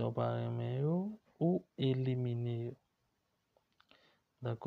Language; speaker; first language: French; non-native, learner; Haitian Creole